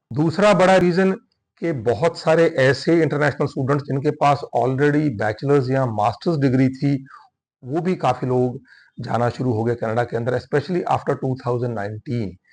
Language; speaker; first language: Hindi; non-native, local second language; Punjabi